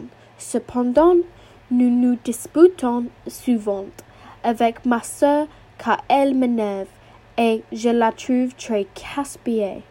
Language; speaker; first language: French; non-native, learner; English